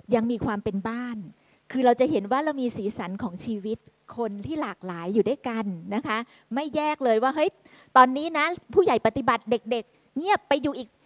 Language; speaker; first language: Thai; native; Thai